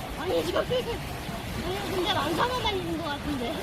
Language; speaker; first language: Korean; native; Korean